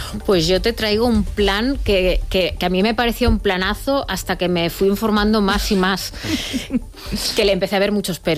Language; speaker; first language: Spanish; native; Spanish